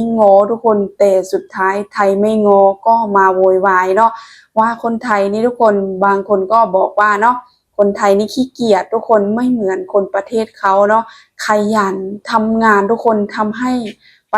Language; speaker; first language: Thai; non-native, local second language; Lao